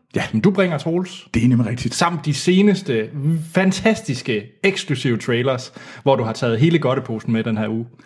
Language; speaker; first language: Danish; native; Danish